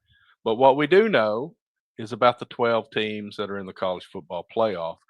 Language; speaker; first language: English; native; English